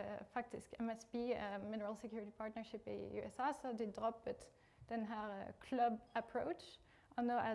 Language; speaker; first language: Norwegian; non-native, fluent; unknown